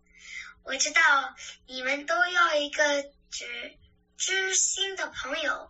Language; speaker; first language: Chinese; early bilingual, heritage; English